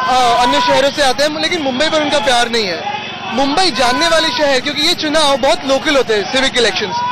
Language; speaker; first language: Hindi; non-native, local second language; Marathi